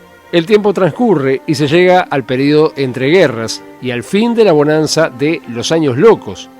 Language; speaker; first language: Spanish; native; Spanish